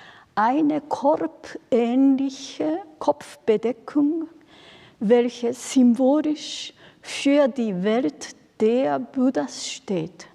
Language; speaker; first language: German; non-native, fluent; Japanese